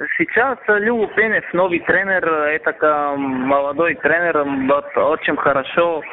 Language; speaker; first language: Russian; non-native, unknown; Bulgarian